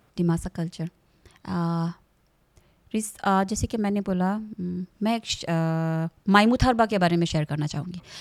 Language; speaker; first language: Hindi; non-native, local second language; Assamese